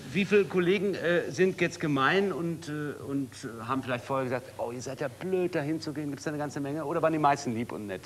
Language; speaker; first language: German; native; German